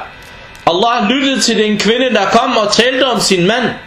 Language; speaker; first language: Danish; non-native, fluent; Arabic